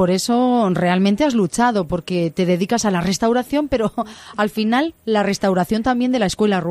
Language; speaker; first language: Spanish; native; Spanish